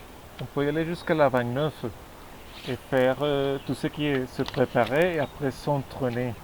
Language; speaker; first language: French; non-native, fluent; Spanish